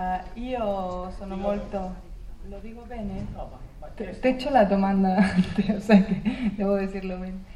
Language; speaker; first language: Italian; non-native, learner; Spanish